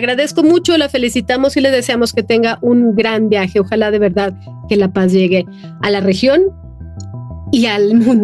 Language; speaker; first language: Spanish; native; Spanish